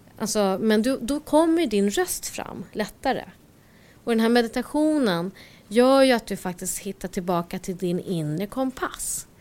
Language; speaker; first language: Swedish; early bilingual, other home language; Korean